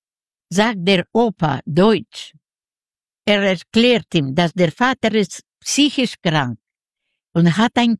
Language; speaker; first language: German; non-native, learner; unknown